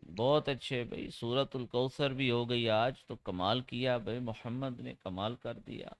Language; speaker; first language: Urdu; native; Urdu